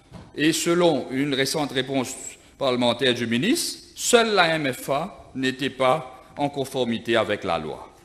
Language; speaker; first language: French; non-native, local second language; Morisyen